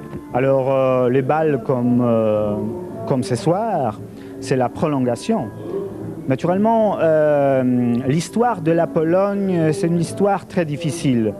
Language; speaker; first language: French; non-native, fluent; Polish